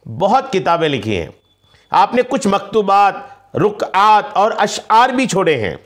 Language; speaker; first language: Urdu; native; Urdu